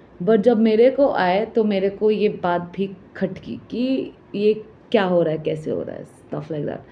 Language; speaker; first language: Hindi; non-native, local second language; Bangla